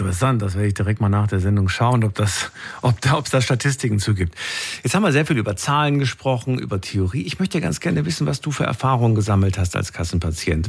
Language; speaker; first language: German; native; German